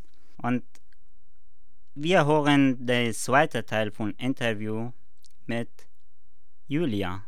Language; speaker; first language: German; non-native, learner; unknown